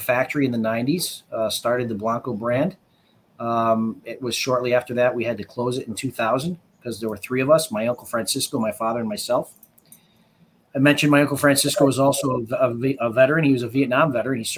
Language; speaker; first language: English; native; English